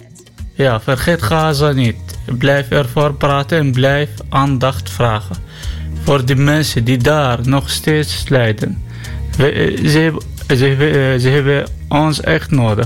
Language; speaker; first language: Dutch; non-native, learner; Arabic